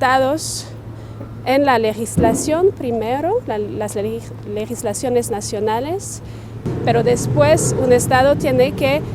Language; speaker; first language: Spanish; non-native, fluent; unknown